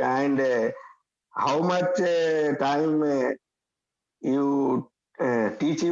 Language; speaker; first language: English; non-native, learner; Hindi